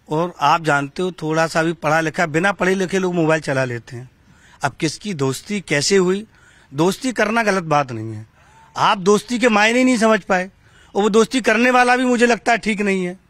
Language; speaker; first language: Hindi; native; Hindi